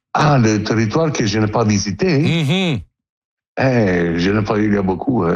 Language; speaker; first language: French; non-native, learner; Italian